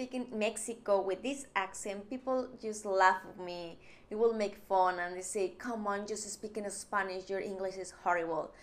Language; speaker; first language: English; non-native, fluent; Spanish